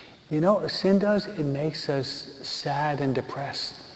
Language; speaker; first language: English; native; English